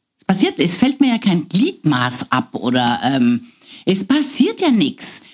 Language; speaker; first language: German; non-native, fluent; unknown